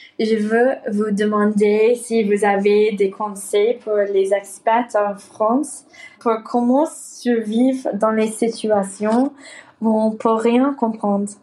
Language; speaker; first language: French; non-native, learner; English